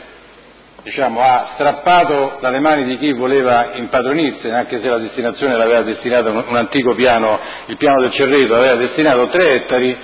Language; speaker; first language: Italian; native; Italian